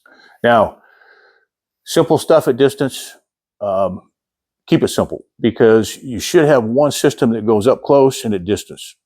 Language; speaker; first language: English; native; English